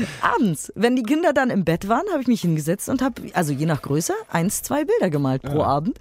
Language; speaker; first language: German; native; German